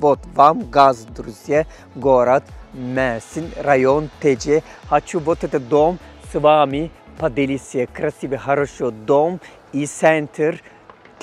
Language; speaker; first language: Russian; non-native, fluent; Turkish